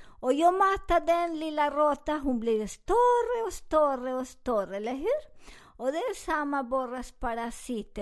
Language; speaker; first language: Swedish; non-native, learner; Spanish